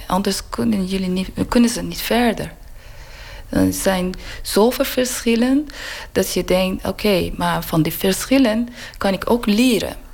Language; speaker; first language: Dutch; non-native, learner; Persian